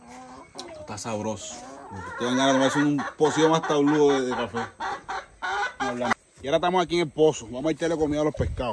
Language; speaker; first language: Spanish; native; Spanish